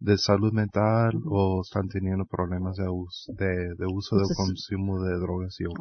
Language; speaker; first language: Spanish; early bilingual, heritage; Spanish